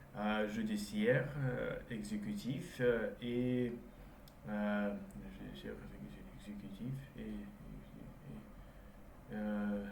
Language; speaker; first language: French; non-native, learner; Russian